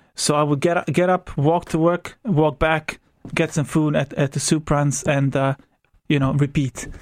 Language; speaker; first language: English; non-native, fluent; Croatian